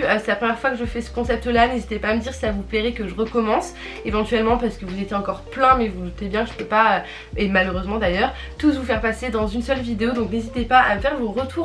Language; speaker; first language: French; native; French